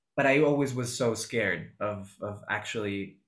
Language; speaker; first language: English; non-native, fluent; Spanish